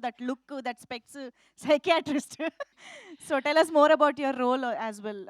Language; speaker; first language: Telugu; native; Telugu